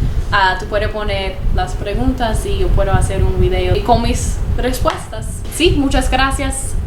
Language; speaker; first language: Spanish; non-native, learner; English